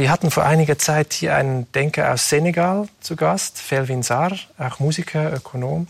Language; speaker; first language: German; native; German